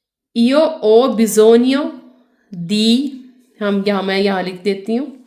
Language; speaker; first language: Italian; non-native, fluent; Urdu